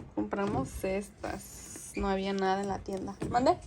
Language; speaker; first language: Spanish; early bilingual, heritage; Spanish